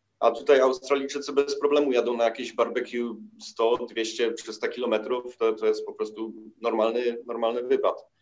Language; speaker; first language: Polish; native; Polish